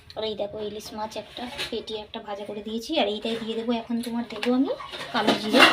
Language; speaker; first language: Bangla; non-native, local second language; Santali